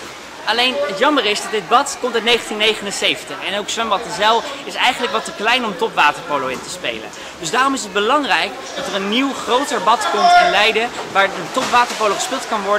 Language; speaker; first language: Dutch; native; Dutch